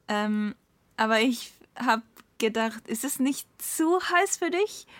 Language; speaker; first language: German; non-native, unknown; Japanese